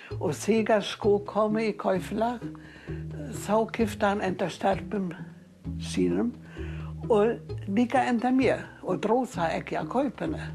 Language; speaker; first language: Icelandic; non-native, fluent; German